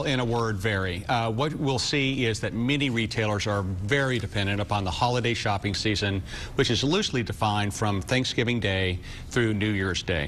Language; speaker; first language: English; native; English